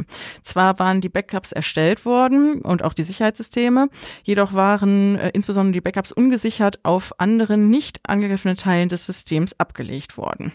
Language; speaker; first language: German; native; German